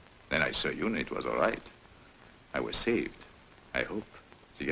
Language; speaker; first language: English; non-native, fluent; French